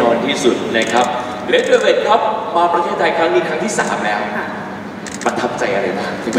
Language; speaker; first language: Thai; native; Thai